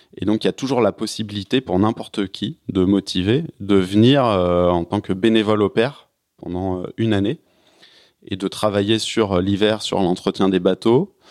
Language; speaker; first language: French; native; French